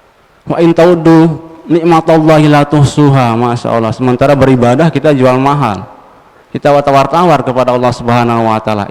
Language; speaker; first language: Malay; non-native, local second language; Sasak